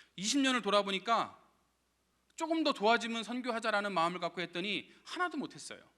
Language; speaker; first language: Korean; native; Korean